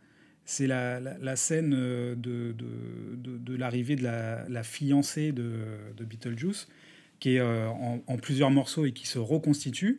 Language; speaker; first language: French; native; French